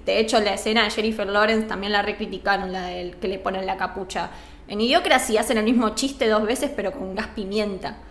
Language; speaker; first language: Spanish; native; Spanish